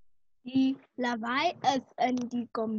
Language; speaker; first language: Afrikaans; non-native, local second language; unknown